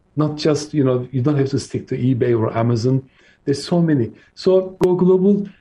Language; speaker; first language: English; non-native, fluent; Turkish